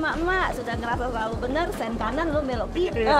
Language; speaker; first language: Indonesian; native; Indonesian